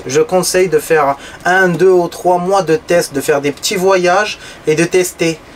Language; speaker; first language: French; non-native, local second language; Arabic